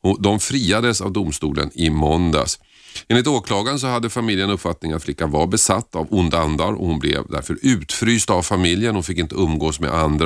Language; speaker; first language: Swedish; native; Swedish